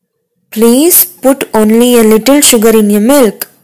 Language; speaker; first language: English; non-native, local second language; Tamil